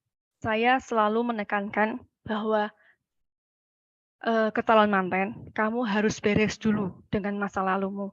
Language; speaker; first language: Malay; native; Malay